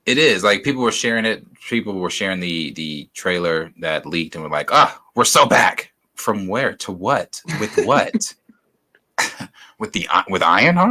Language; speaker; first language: English; native; English